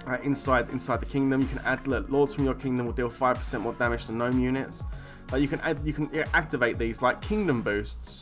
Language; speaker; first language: English; native; English